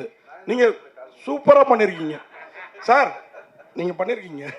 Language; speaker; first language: Tamil; native; Tamil